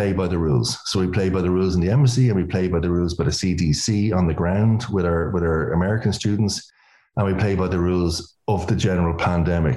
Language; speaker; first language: English; native; English